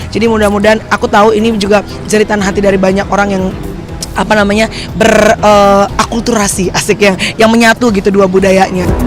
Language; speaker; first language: Indonesian; native; Indonesian